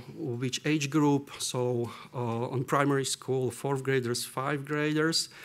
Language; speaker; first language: English; non-native, fluent; Slovak